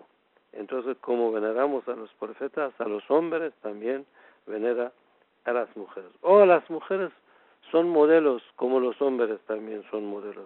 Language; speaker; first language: Spanish; non-native, fluent; Persian